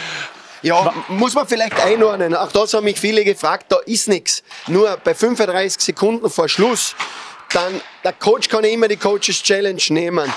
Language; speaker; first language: German; native; German